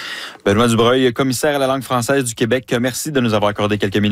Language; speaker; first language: French; native; French